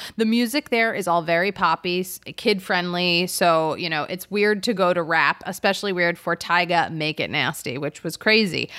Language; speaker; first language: English; native; English